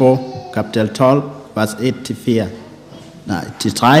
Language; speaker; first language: Danish; non-native, fluent; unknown